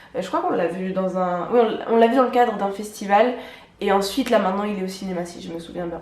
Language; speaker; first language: French; native; French